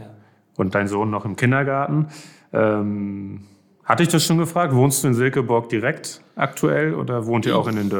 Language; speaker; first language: German; native; German